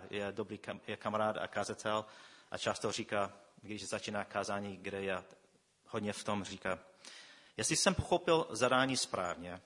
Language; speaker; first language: Czech; non-native, fluent; English